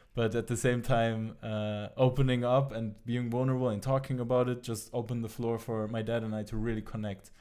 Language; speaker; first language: English; non-native, fluent; German